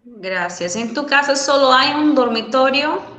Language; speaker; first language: Spanish; non-native, fluent; Portuguese